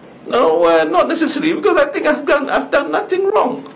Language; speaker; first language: English; non-native, local second language; Malay